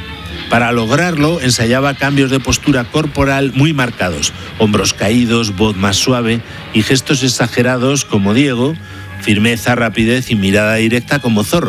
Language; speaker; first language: Spanish; native; Spanish